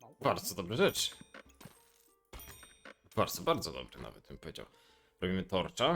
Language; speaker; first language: Polish; native; Polish